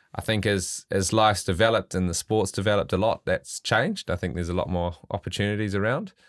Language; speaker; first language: English; native; English